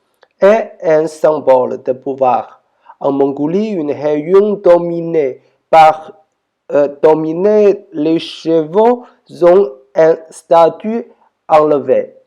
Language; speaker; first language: French; non-native, learner; Chinese